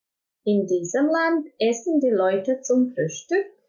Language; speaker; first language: German; non-native, fluent; Croatian